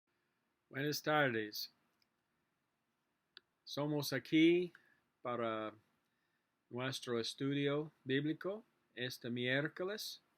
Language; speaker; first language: Spanish; non-native, learner; English